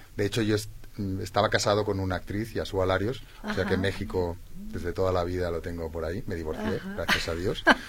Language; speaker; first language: Spanish; native; Spanish